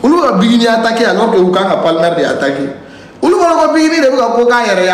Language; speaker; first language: French; non-native, local second language; Bambara